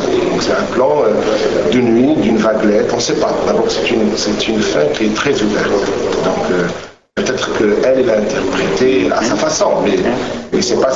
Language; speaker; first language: French; non-native, local second language; Arabic